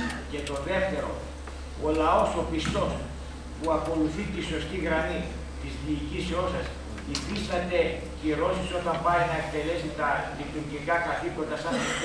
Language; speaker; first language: Greek; native; Greek